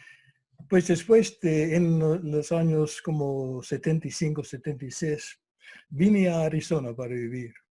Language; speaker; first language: Spanish; non-native, fluent; English